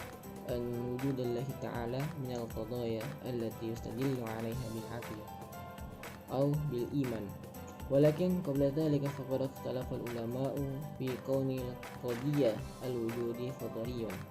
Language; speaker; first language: Arabic; non-native, learner; Indonesian